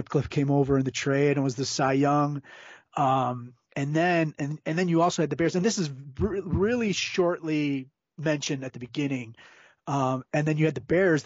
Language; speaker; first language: English; native; English